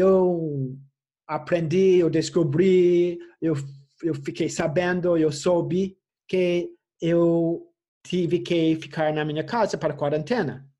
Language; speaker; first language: Portuguese; non-native, fluent; English